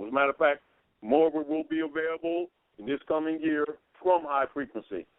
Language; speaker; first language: English; native; English